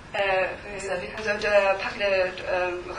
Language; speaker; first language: French; non-native, learner; German